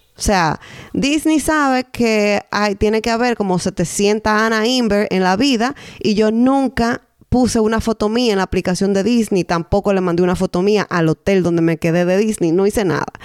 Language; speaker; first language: Spanish; native; Spanish